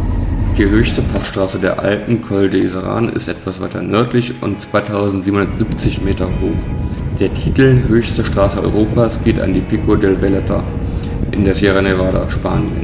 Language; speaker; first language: German; native; German